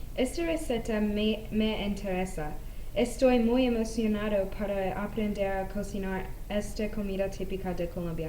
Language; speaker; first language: Spanish; non-native, learner; English